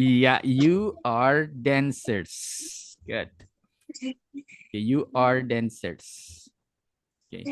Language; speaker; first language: English; non-native, fluent; Indonesian